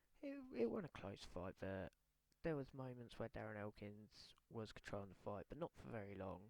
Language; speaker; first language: English; native; English